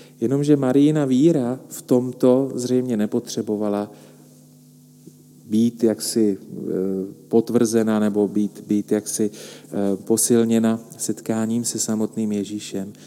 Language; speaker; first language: Czech; native; Czech